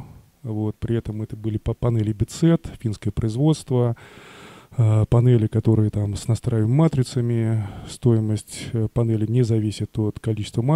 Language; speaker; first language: Russian; native; Russian